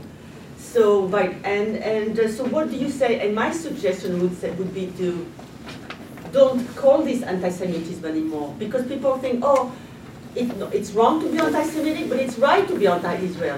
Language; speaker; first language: English; non-native, fluent; French